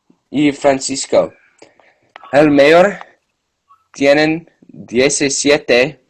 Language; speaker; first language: Spanish; non-native, learner; English